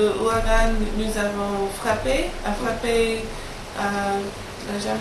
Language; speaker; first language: French; non-native, learner; English